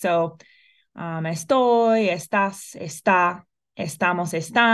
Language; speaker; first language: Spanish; non-native, fluent; English